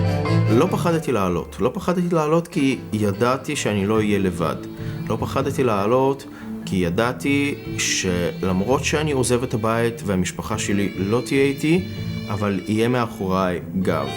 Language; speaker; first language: Hebrew; non-native, fluent; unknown